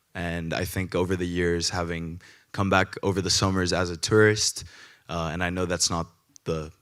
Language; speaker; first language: English; early bilingual, other home language; Greek